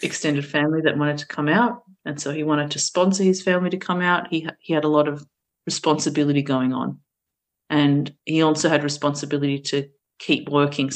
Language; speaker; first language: English; early bilingual, other home language; Portuguese